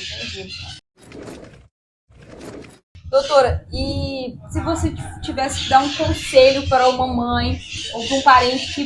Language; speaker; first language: Portuguese; native; Portuguese